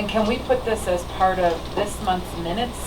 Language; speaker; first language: English; native; English